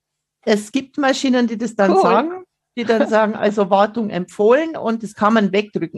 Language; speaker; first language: German; native; German